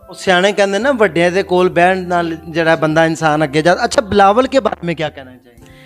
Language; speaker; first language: Urdu; native; Urdu